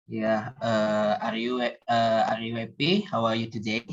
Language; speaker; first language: English; non-native, learner; Indonesian